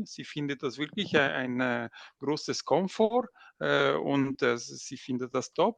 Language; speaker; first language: German; non-native, local second language; French